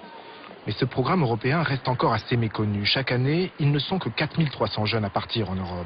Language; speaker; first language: French; native; French